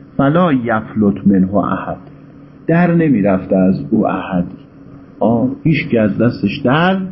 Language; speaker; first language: Persian; native; Persian